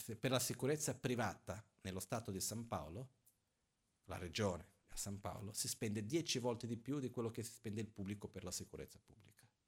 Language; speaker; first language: Italian; non-native, fluent; Portuguese